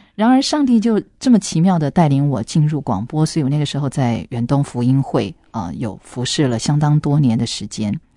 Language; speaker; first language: Chinese; non-native, local second language; Hakka Chinese